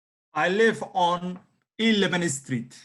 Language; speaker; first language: English; non-native, learner; Somali